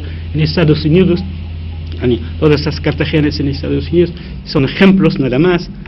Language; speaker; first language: Spanish; non-native, fluent; Arabic